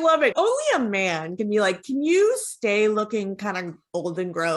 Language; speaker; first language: English; native; English